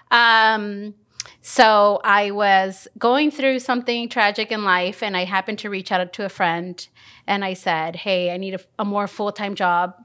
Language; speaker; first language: English; early bilingual, other home language; Spanish